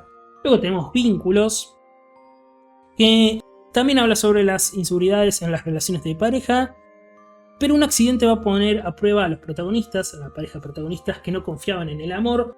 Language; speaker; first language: Spanish; native; Spanish